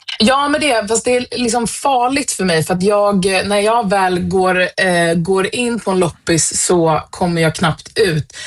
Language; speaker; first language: Swedish; native; Swedish